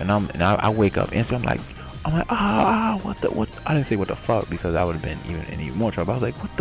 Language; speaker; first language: English; native; English